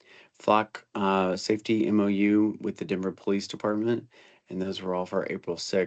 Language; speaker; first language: English; native; English